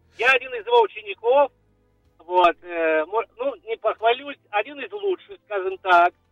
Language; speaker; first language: Russian; native; Russian